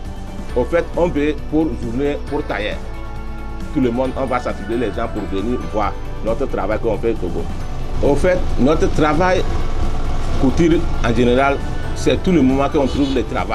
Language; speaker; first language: French; non-native, local second language; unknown